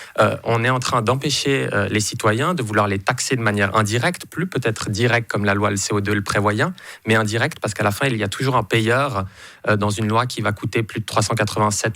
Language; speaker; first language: French; native; French